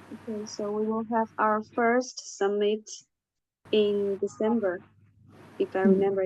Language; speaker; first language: English; non-native, fluent; Chinese